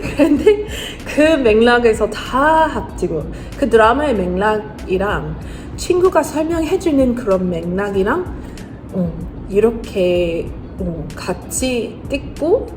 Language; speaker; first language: Korean; non-native, fluent; English